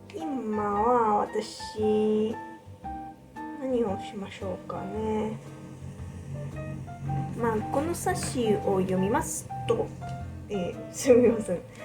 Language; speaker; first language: Japanese; non-native, learner; Spanish